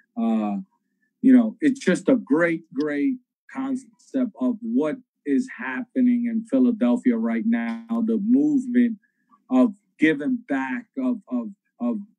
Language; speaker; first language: English; native; English